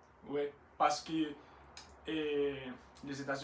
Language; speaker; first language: French; non-native, learner; Spanish